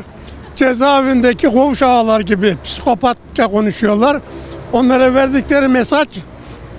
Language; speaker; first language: Turkish; native; Turkish